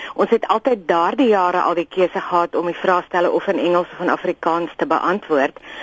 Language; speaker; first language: Afrikaans; native; Afrikaans